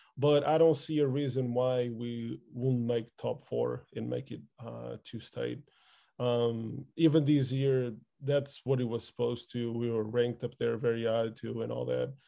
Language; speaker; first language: English; non-native, fluent; Portuguese